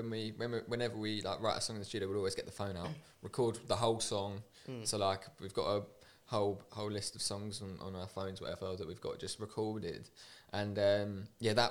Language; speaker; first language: English; native; English